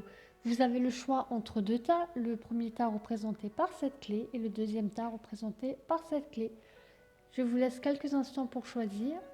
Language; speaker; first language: French; native; French